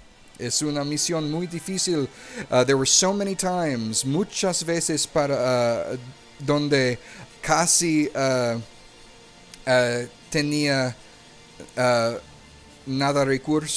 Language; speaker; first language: Spanish; non-native, learner; English